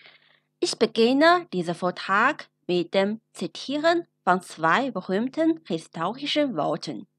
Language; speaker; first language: German; non-native, fluent; Chinese